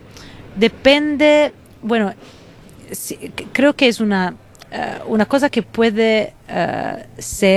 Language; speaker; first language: Spanish; non-native, fluent; Italian